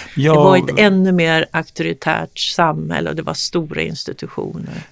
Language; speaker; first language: Swedish; native; Swedish